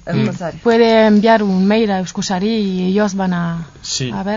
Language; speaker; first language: Spanish; non-native, fluent; French